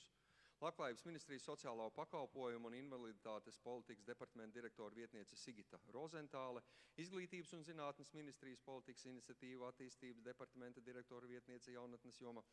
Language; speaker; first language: Latvian; native; Latvian